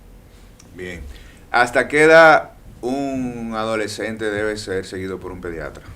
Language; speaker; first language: Spanish; native; Spanish